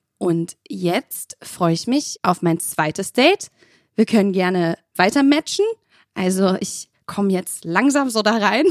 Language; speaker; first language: German; early bilingual, other home language; Arabic